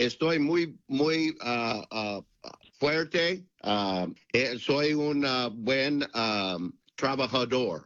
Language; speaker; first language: Spanish; non-native, learner; English